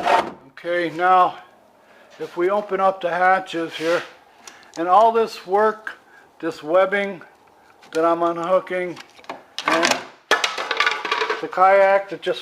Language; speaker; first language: English; native; English